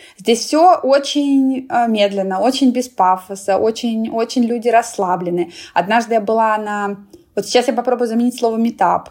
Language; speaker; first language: Russian; native; Russian